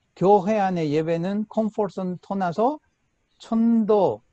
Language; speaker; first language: Korean; non-native, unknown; Spanish